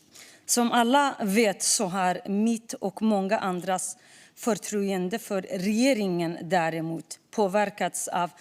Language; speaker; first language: Swedish; non-native, fluent; Kurdish